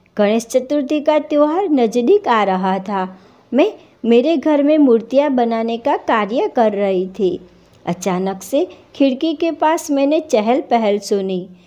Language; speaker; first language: Hindi; non-native, local second language; Gujarati